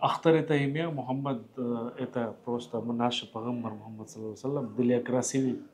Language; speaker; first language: Russian; non-native, learner; Hindi